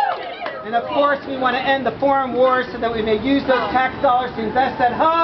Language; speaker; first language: English; native; English